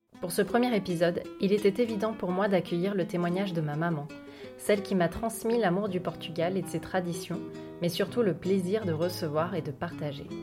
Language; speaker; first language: French; native; French